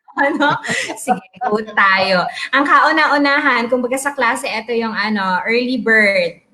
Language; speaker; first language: Filipino; native; Filipino